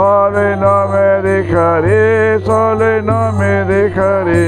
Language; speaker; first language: Italian; non-native, learner; Spanish